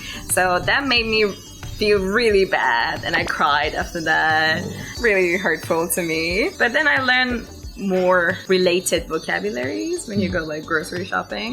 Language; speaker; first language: English; non-native, fluent; Persian